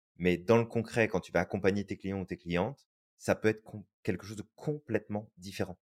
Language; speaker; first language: French; native; French